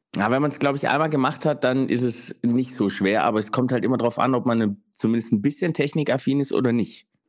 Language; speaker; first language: German; early bilingual, other home language; Italian